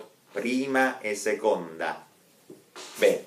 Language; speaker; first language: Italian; non-native, fluent; Russian